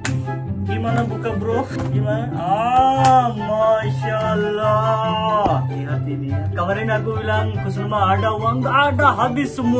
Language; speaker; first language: Indonesian; non-native, learner; Hindi